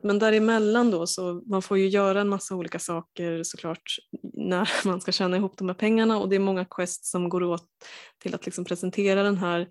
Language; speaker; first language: Swedish; native; Swedish